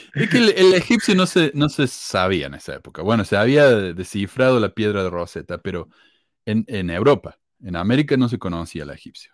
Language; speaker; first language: Spanish; native; Spanish